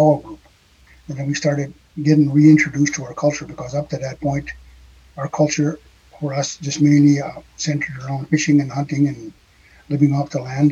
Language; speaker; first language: English; native; English